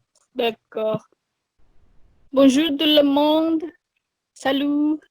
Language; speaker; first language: French; non-native, learner; Indonesian